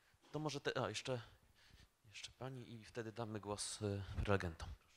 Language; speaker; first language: Polish; native; Polish